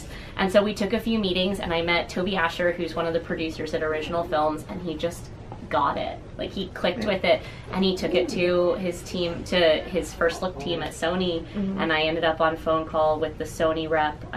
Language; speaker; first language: English; native; English